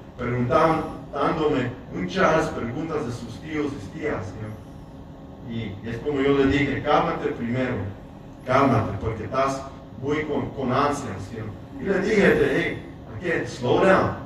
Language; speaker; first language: Spanish; early bilingual, heritage; English